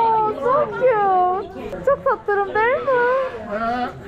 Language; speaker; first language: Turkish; non-native, learner; Korean